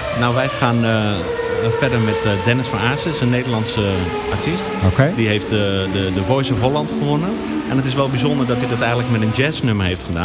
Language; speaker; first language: Dutch; native; Dutch